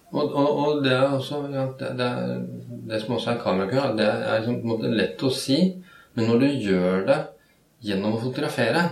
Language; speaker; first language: Norwegian; native; Norwegian